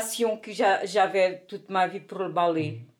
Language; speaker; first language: French; non-native, fluent; Portuguese